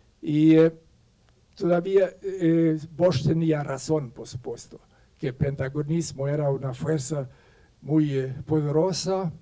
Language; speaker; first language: Spanish; non-native, fluent; Swedish